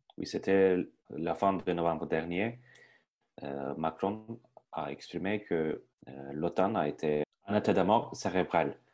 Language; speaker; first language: French; non-native, fluent; Turkish